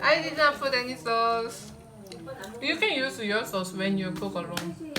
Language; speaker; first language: English; non-native, fluent; Korean